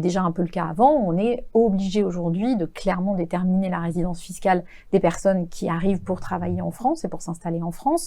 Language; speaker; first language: French; native; French